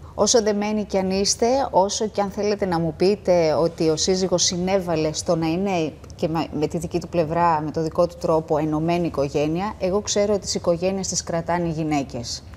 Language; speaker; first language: Greek; native; Greek